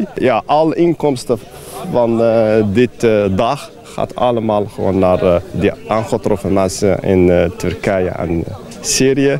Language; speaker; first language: Dutch; non-native, fluent; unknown